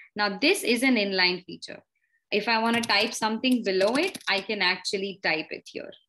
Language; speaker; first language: English; non-native, local second language; Hindi